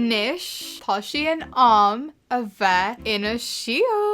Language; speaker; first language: Irish; non-native, local second language; English